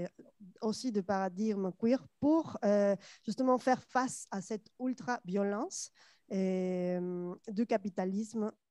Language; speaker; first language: French; non-native, fluent; Spanish